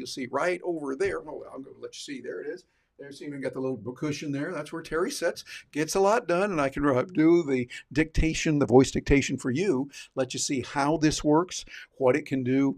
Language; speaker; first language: English; native; English